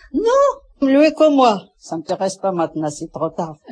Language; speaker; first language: French; non-native, learner; Kabyle